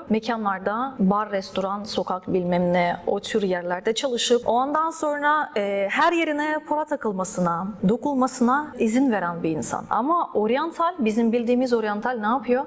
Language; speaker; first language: Turkish; early bilingual, other home language; Russian